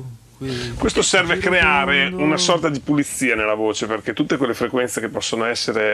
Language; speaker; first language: Italian; native; Italian